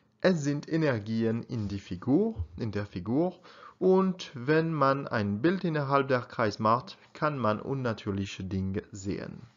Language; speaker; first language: German; non-native, learner; French